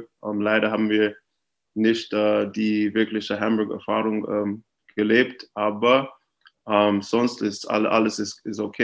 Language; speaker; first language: German; non-native, fluent; English